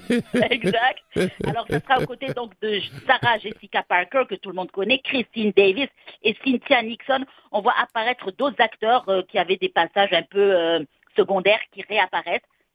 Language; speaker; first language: French; native; French